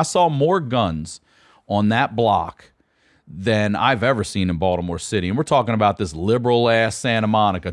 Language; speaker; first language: English; native; English